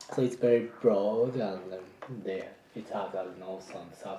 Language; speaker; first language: English; non-native, fluent; Japanese